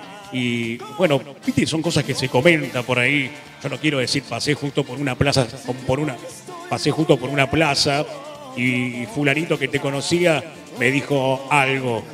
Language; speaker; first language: Spanish; native; Spanish